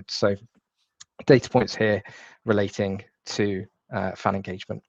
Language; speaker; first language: English; native; English